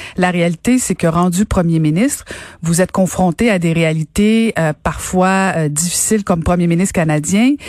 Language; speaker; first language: French; native; French